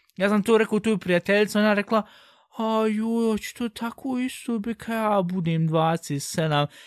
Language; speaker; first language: Bosnian; early bilingual, heritage; Bosnian